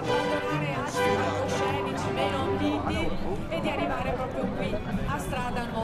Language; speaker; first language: Italian; native; Italian